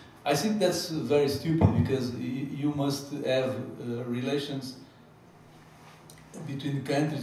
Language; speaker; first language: English; non-native, fluent; Portuguese